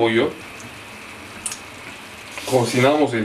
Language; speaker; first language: Spanish; non-native, learner; Turkish